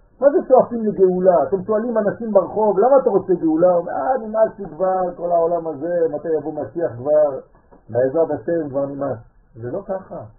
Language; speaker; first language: Hebrew; non-native, fluent; French